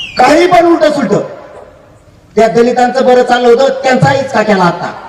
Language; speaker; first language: Marathi; native; Marathi